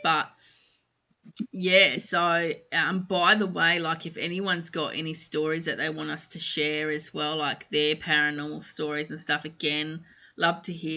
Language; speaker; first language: English; native; English